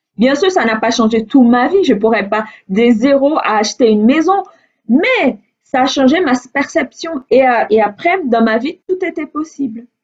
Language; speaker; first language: French; non-native, fluent; Portuguese